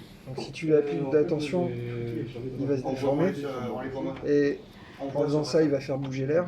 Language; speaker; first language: French; native; French